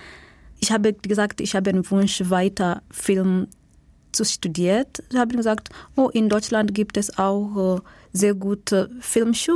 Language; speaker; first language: German; non-native, learner; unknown